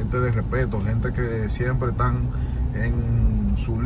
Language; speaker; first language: Spanish; native; Spanish